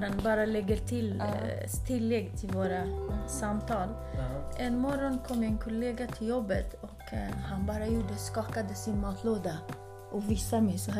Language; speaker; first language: Swedish; early bilingual, other home language; Kurdish